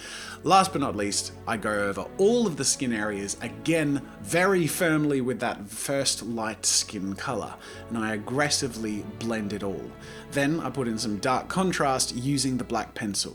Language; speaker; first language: English; native; English